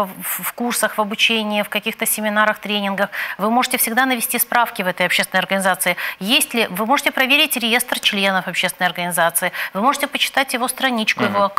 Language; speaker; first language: Russian; native; Russian